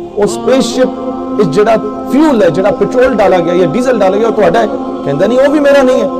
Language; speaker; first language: Urdu; non-native, local second language; Punjabi